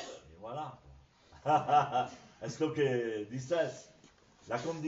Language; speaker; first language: Spanish; non-native, fluent; French